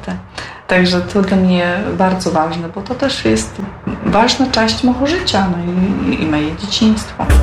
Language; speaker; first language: Polish; non-native, local second language; Belarusian